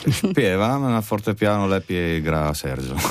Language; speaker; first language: Polish; non-native, learner; Italian